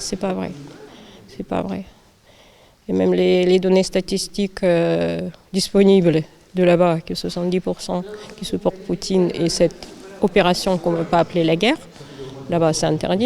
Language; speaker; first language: French; non-native, fluent; Russian